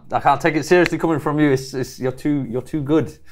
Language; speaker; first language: English; native; English